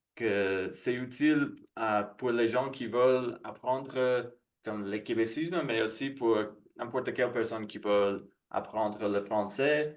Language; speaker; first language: French; non-native, fluent; English